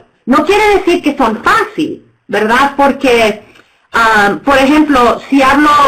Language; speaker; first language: Spanish; non-native, fluent; English